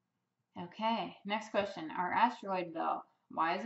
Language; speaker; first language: English; native; English